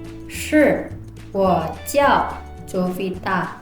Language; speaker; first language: Chinese; non-native, fluent; Indonesian